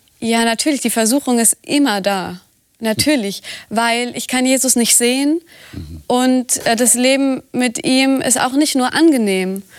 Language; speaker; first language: German; native; German